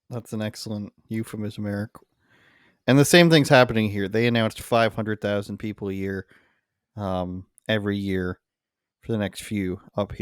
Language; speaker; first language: English; native; English